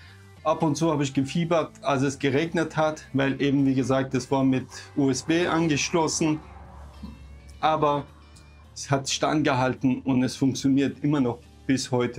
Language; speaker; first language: German; non-native, fluent; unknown